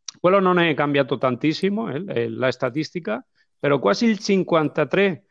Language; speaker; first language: Italian; non-native, fluent; Spanish